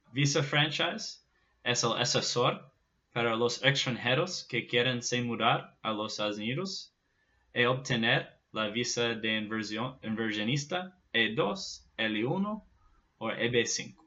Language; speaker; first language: Spanish; non-native, fluent; Portuguese